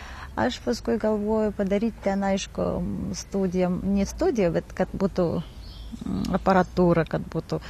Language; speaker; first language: Lithuanian; non-native, learner; Kazakh